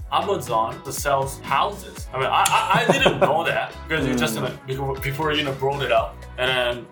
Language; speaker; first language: English; non-native, fluent; Japanese